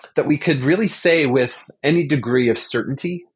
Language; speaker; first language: English; native; English